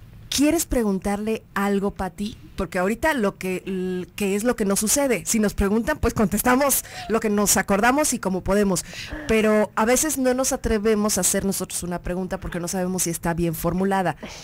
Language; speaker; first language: Spanish; native; Spanish